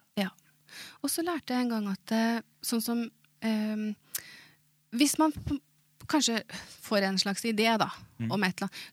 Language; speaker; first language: Swedish; non-native, fluent; Norwegian